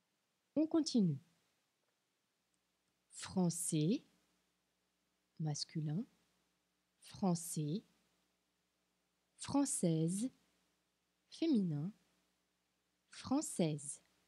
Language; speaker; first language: French; non-native, fluent; Portuguese